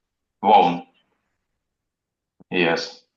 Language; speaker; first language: English; non-native, learner; Russian